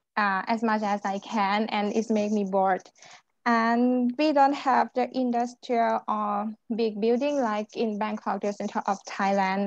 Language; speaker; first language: English; non-native, learner; Thai